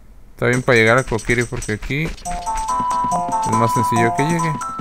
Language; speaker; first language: Spanish; native; Spanish